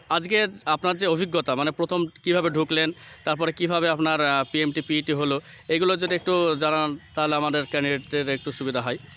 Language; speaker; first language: Bangla; native; Bangla